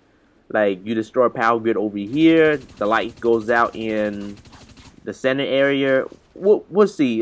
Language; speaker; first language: English; native; English